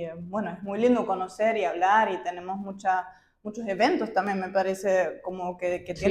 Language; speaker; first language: Spanish; non-native, fluent; German